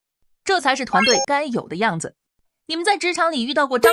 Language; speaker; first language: Chinese; native; Chinese